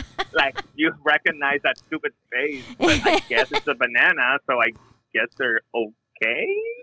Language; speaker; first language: English; non-native, local second language; Spanish